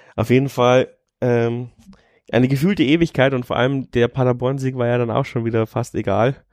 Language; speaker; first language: German; native; German